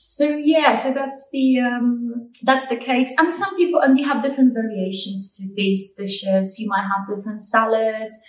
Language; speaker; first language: English; non-native, fluent; Polish